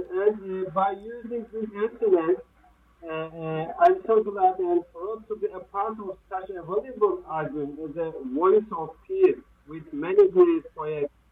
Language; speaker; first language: English; non-native, learner; Turkish